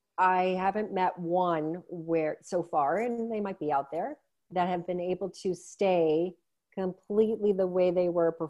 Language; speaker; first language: English; native; English